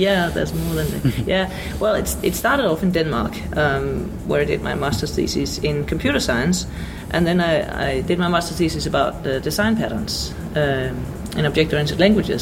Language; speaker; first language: English; non-native, fluent; Danish